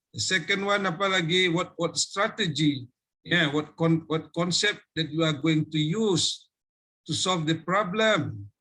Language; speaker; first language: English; non-native, fluent; Indonesian